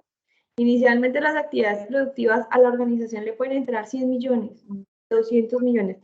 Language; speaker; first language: Spanish; native; Spanish